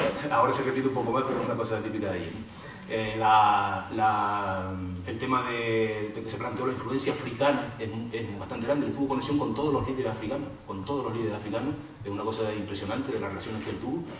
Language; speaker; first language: Spanish; native; Spanish